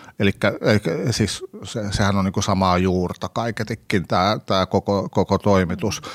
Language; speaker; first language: Finnish; native; Finnish